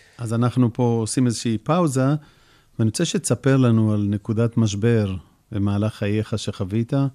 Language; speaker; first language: Hebrew; native; Hebrew